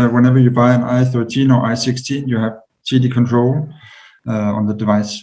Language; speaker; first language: English; non-native, fluent; Danish